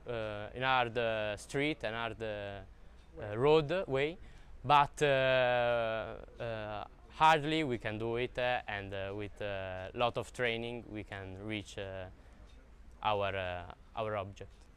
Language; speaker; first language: English; non-native, learner; Italian